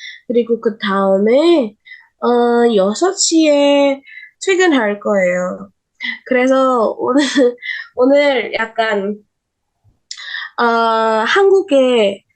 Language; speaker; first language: Korean; non-native, learner; Indonesian